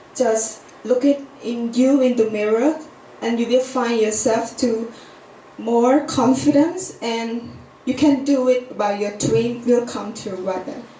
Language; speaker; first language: English; non-native, learner; Khmer